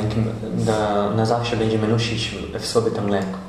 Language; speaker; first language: Polish; non-native, learner; Portuguese